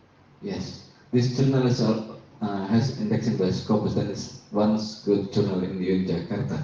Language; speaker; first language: English; non-native, learner; Indonesian